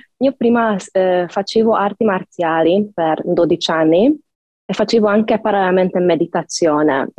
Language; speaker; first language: Italian; non-native, fluent; Hungarian